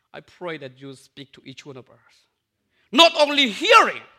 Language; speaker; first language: English; non-native, fluent; Burmese